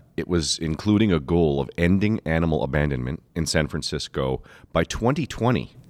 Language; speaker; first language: English; native; English